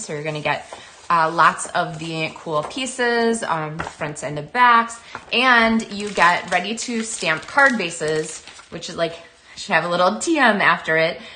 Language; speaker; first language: English; native; English